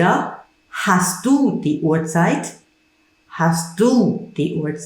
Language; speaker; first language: German; non-native, fluent; English